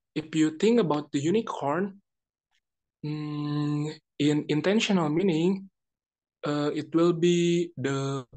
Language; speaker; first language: English; non-native, learner; Indonesian